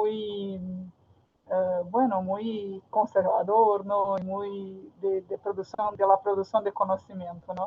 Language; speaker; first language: Spanish; non-native, fluent; Portuguese